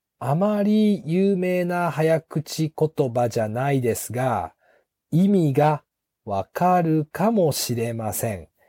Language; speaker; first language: Japanese; native; Japanese